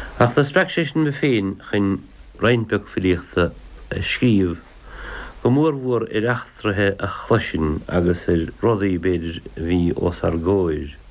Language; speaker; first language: Irish; native; Irish